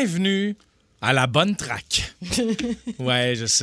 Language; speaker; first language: French; native; French